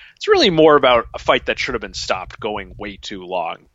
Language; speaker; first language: English; native; English